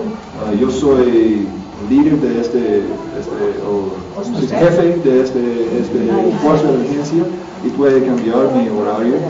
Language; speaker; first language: Spanish; non-native, learner; English